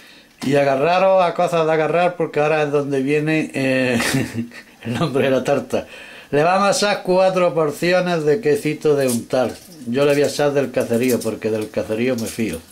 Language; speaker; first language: Spanish; native; Spanish